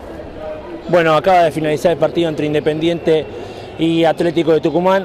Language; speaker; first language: Spanish; native; Spanish